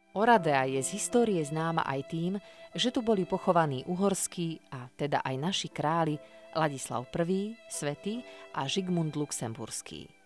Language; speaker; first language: Slovak; native; Slovak